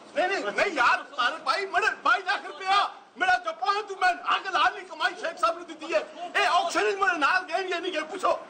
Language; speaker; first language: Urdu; non-native, local second language; Punjabi